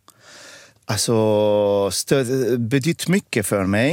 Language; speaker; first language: Swedish; non-native, fluent; Arabic